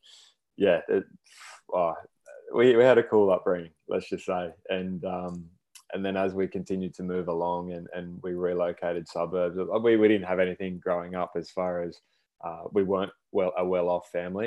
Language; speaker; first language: English; native; English